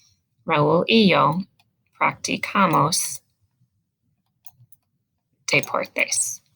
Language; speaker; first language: Spanish; non-native, learner; English